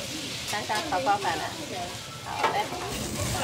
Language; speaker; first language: Chinese; non-native, learner; Indonesian